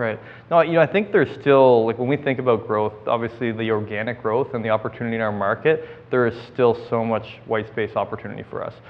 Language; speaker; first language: English; native; English